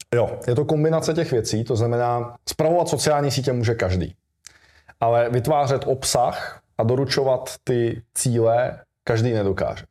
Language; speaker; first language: Czech; early bilingual, other home language; Russian